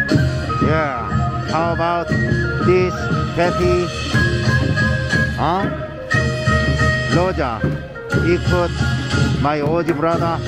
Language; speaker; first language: English; non-native, learner; Korean